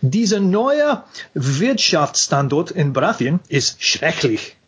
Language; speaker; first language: German; non-native, learner; English